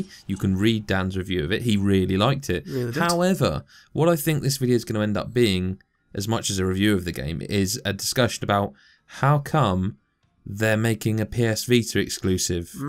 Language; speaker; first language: English; native; English